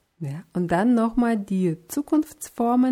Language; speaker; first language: German; non-native, fluent; Russian